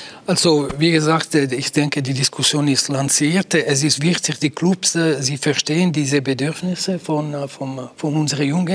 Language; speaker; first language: German; non-native, local second language; Italian